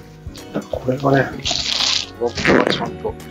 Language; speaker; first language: Japanese; native; Japanese